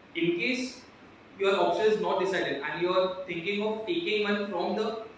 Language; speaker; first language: English; non-native, local second language; Marathi